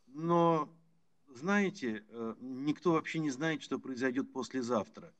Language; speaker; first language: Russian; native; Russian